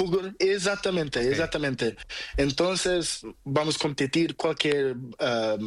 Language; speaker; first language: Spanish; non-native, learner; Portuguese